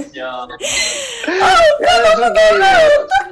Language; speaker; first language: Korean; non-native, learner; Turkish